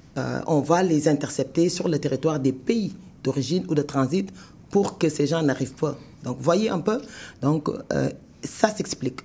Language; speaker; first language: French; non-native, local second language; Wolof